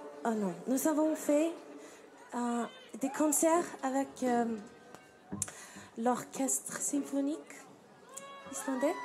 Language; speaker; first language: French; non-native, learner; Icelandic